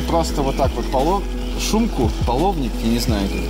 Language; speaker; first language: Russian; native; Russian